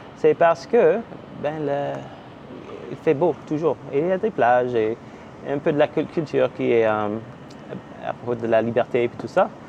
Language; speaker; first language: French; non-native, local second language; English